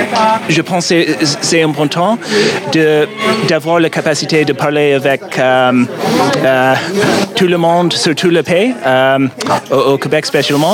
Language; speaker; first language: French; non-native, learner; English